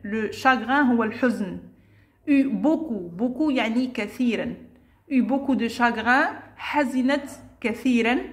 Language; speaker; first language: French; non-native, local second language; Arabic